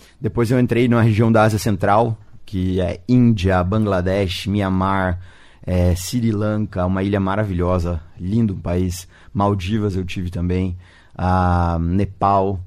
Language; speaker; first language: Portuguese; native; Portuguese